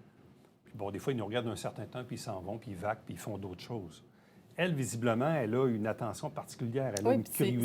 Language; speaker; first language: French; native; French